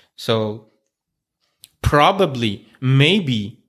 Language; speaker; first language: English; non-native, fluent; Russian